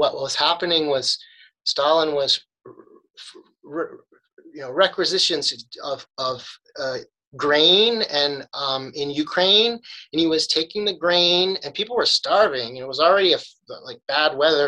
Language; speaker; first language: English; native; English